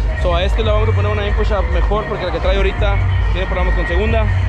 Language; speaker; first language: Spanish; native; Spanish